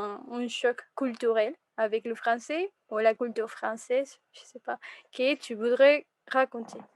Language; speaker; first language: French; non-native, fluent; Spanish